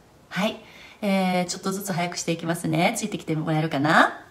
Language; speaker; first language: Japanese; early bilingual, heritage; Japanese